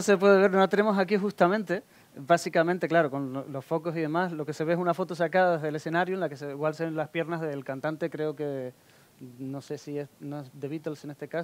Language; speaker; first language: Spanish; native; Spanish